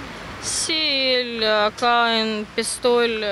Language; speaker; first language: Spanish; non-native, learner; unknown